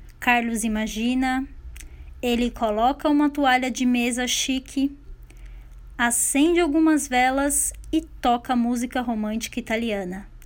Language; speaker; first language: Portuguese; native; Portuguese